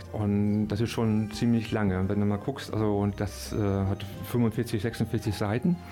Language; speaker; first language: German; native; German